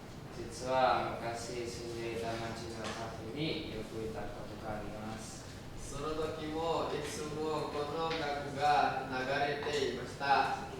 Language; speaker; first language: Japanese; non-native, learner; Indonesian